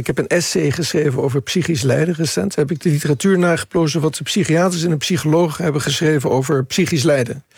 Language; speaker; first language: Dutch; native; Dutch